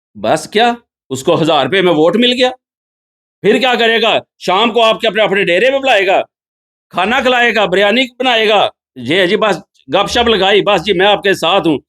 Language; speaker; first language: Urdu; non-native, local second language; Punjabi